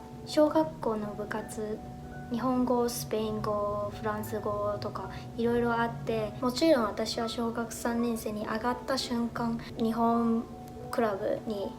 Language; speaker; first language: Japanese; non-native, fluent; Chinese